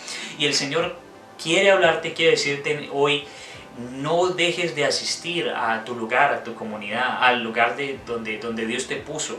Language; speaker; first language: Spanish; native; Spanish